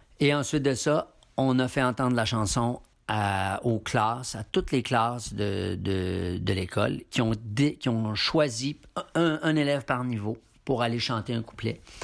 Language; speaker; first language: French; native; French